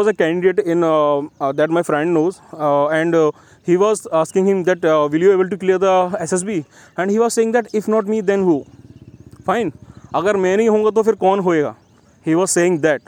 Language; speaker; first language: English; non-native, local second language; Hindi